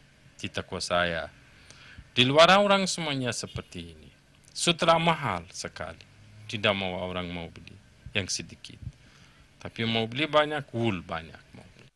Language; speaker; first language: Indonesian; non-native, learner; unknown